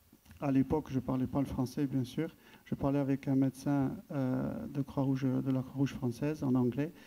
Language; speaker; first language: French; non-native, fluent; Albanian